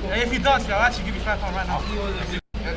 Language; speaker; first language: English; native; English